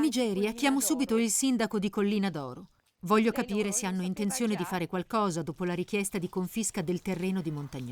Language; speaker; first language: Italian; native; Italian